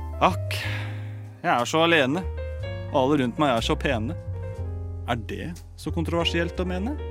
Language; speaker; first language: Norwegian; native; Norwegian